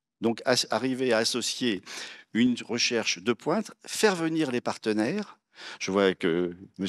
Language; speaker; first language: French; native; French